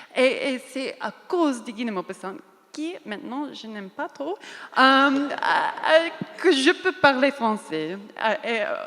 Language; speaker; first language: French; non-native, fluent; English